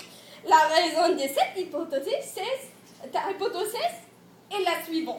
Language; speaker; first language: French; non-native, learner; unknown